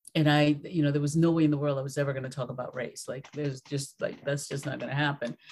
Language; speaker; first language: English; early bilingual, other home language; Spanish